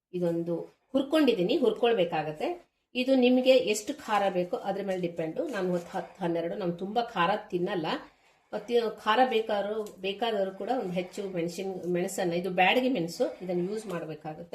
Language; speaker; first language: Kannada; native; Kannada